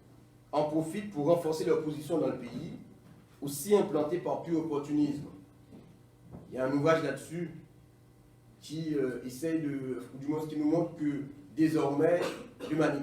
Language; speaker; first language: French; non-native, local second language; Haitian Creole